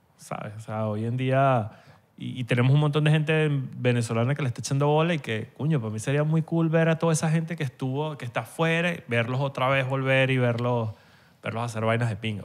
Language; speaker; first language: Spanish; native; Spanish